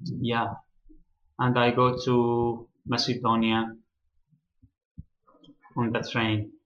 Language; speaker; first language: English; non-native, learner; Arabic